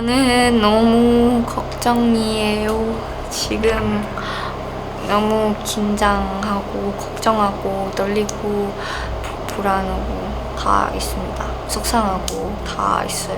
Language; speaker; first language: Korean; non-native, learner; Japanese